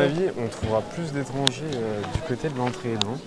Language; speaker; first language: French; native; French